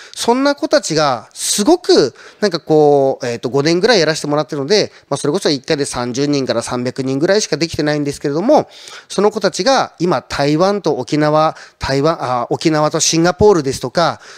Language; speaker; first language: Japanese; native; Japanese